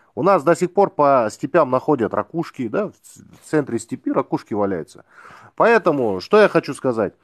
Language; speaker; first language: Russian; non-native, local second language; Kazakh